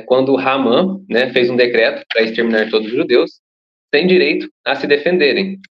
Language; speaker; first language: Portuguese; native; Portuguese